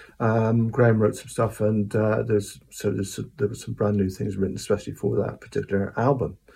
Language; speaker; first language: English; native; English